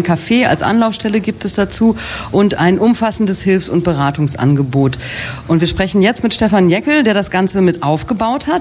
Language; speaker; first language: German; native; German